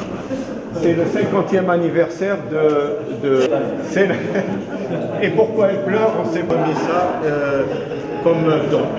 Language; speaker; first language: French; non-native, local second language; Arabic